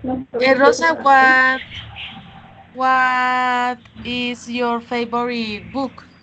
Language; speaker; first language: English; non-native, learner; Spanish